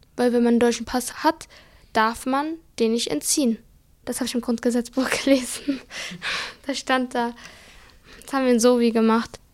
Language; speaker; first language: German; early bilingual, other home language; Arabic